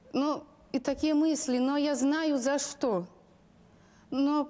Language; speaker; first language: Russian; non-native, local second language; Lithuanian